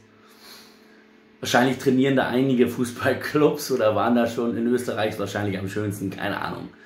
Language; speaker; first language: German; native; German